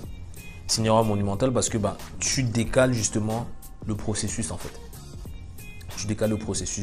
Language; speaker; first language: French; native; French